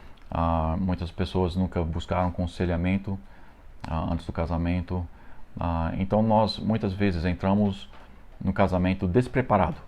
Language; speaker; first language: Portuguese; non-native, fluent; English